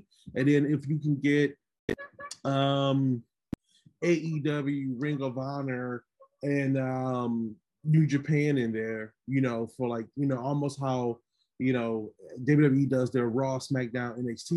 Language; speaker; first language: English; native; English